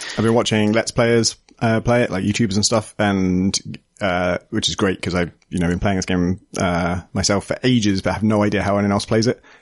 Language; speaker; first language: English; native; English